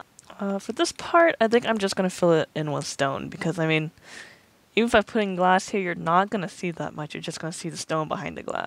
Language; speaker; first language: English; native; English